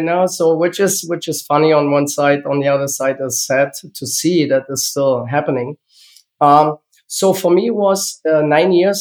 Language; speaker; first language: English; non-native, learner; German